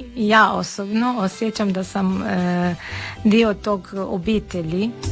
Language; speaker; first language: Serbian; non-native, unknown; Armenian